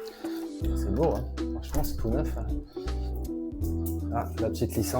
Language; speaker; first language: French; native; French